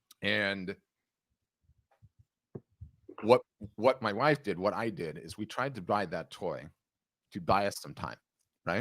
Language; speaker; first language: English; native; English